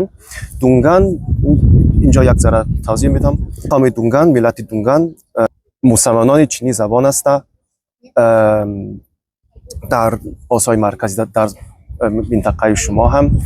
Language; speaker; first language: Persian; non-native, fluent; Chinese